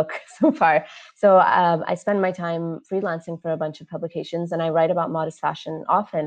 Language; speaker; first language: English; native; English